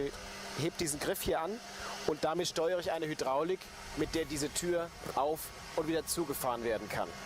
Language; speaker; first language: German; native; German